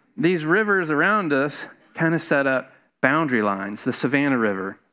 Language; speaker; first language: English; native; English